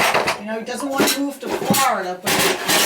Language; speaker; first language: English; native; English